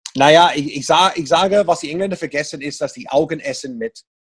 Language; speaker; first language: German; non-native, fluent; English